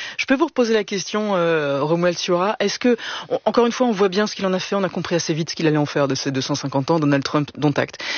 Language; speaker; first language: French; native; French